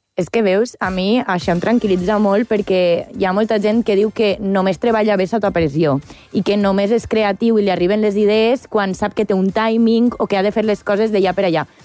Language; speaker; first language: Catalan; native; Catalan